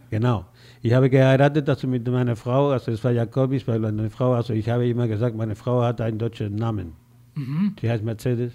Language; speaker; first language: German; non-native, fluent; Spanish